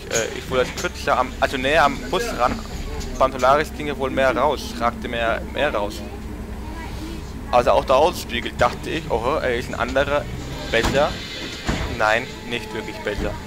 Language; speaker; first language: German; native; German